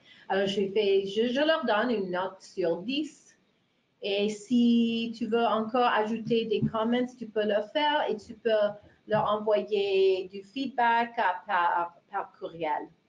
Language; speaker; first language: French; non-native, fluent; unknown